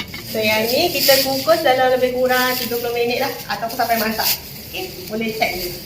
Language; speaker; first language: Malay; native; Malay